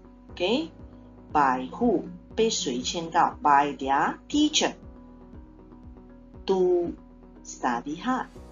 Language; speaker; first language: English; non-native, local second language; Chinese